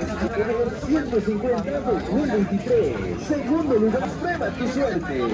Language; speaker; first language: Spanish; native; Spanish